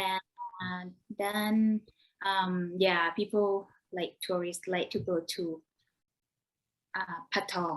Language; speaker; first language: English; non-native, learner; Thai